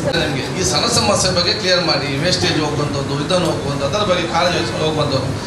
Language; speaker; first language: Kannada; non-native, local second language; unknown